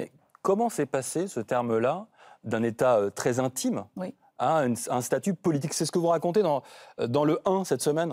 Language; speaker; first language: French; native; French